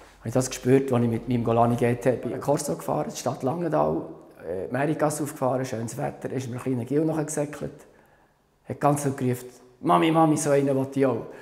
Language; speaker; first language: German; native; German